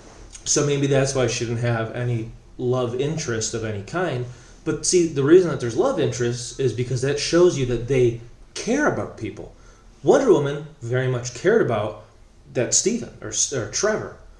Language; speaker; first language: English; native; English